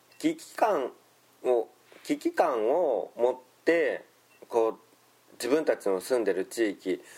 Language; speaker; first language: Japanese; native; Japanese